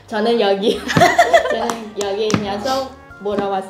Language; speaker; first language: Korean; non-native, learner; Vietnamese